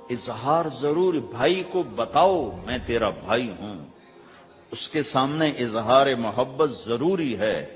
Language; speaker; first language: Urdu; non-native, local second language; Punjabi